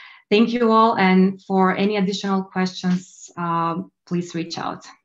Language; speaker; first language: English; non-native, fluent; Macedonian